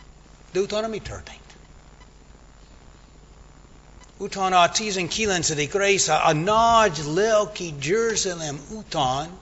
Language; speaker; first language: Hungarian; non-native, fluent; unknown